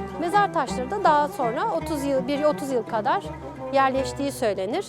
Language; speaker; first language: Turkish; native; Turkish